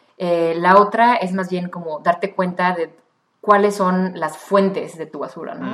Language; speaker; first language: Spanish; native; Spanish